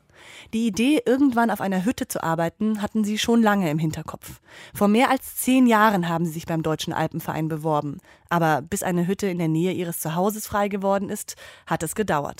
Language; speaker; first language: German; native; German